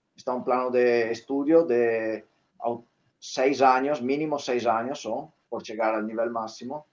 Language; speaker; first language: Portuguese; non-native, learner; Italian